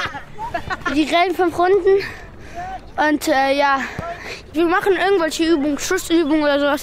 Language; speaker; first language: German; early bilingual, other home language; Pashto